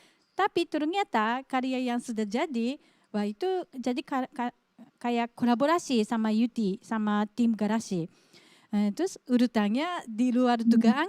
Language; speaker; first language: Indonesian; non-native, fluent; Japanese